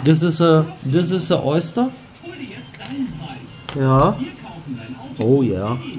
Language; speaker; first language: English; non-native, learner; German